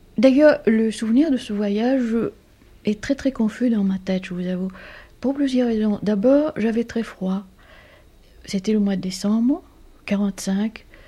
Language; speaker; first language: French; non-native, fluent; Greek